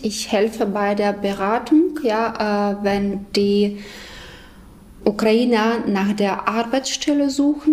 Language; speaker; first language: German; non-native, fluent; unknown